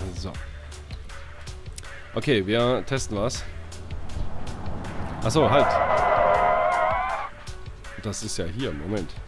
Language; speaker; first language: German; native; German